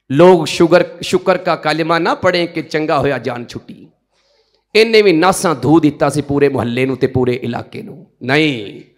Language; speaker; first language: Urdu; non-native, local second language; Punjabi